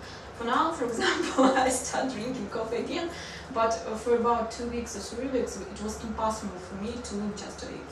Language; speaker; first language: English; non-native, fluent; Russian